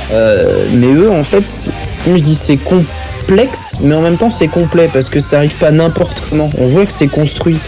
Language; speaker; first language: French; native; French